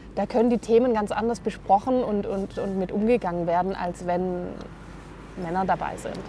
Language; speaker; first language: German; native; German